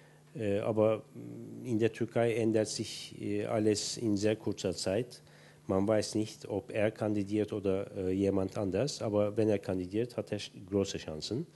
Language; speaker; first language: German; non-native, fluent; Turkish